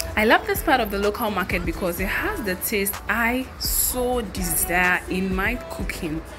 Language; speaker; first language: English; non-native, local second language; Akan